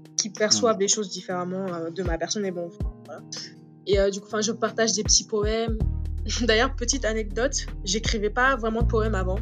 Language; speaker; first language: French; non-native, local second language; Wolof